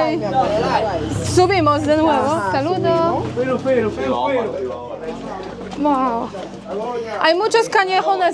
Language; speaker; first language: Spanish; non-native, fluent; Polish